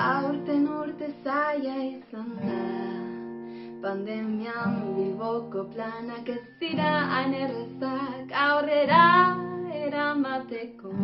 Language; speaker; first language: Basque; non-native, local second language; Spanish